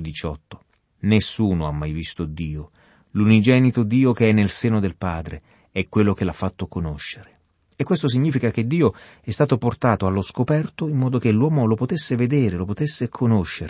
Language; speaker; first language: Italian; native; Italian